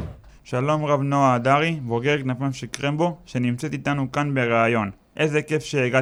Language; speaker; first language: Hebrew; native; Hebrew